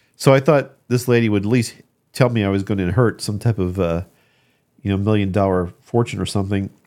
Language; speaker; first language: English; native; English